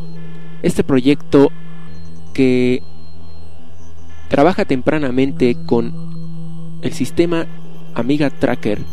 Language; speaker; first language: Spanish; native; Spanish